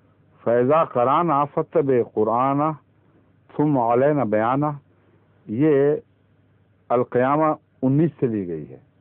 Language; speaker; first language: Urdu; native; Urdu